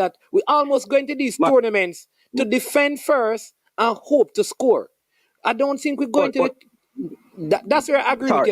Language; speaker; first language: English; non-native, local second language; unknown